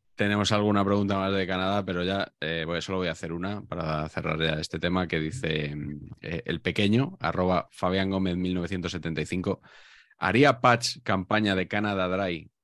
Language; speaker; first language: Spanish; native; Spanish